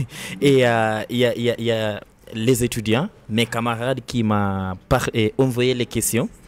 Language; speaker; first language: French; non-native, learner; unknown